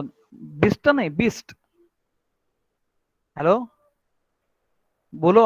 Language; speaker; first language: German; non-native, learner; Marathi